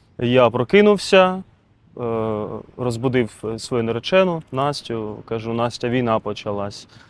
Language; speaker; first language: Ukrainian; non-native, local second language; Russian